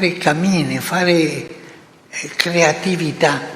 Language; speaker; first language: Italian; non-native, fluent; Spanish